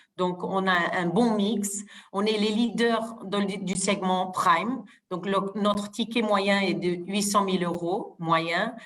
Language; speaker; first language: French; non-native, fluent; Portuguese